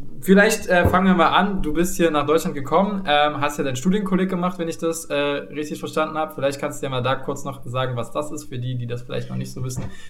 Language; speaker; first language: German; native; German